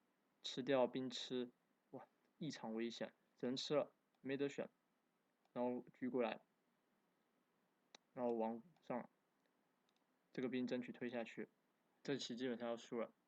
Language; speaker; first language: Chinese; native; Chinese